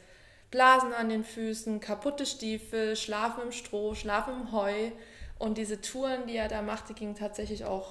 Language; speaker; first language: German; native; German